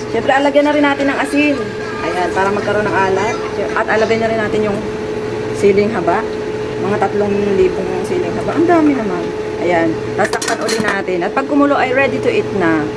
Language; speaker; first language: Filipino; native; Filipino